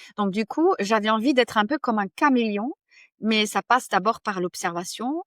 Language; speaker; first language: French; non-native, fluent; German